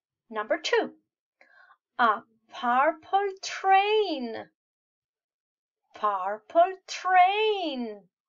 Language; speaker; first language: English; non-native, fluent; Italian